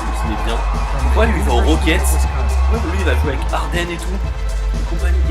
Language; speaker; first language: French; native; French